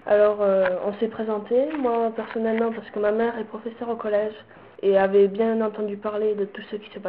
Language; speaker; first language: French; native; French